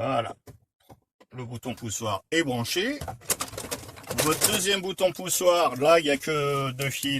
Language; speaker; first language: French; native; French